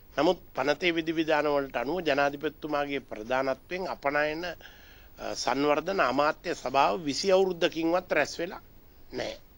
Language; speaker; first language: Sinhala; native; Sinhala